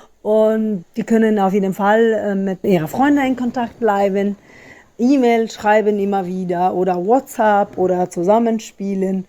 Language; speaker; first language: German; non-native, fluent; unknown